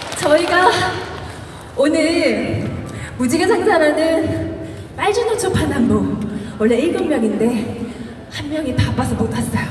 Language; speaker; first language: Korean; native; Korean